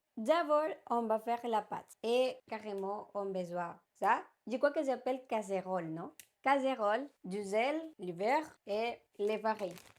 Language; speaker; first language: French; non-native, learner; Spanish